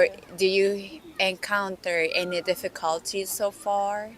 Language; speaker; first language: English; non-native, learner; Japanese